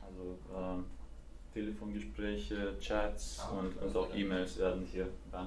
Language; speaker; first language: German; non-native, fluent; Latvian